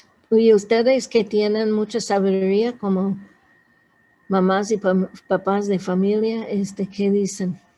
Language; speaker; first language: Spanish; non-native, fluent; English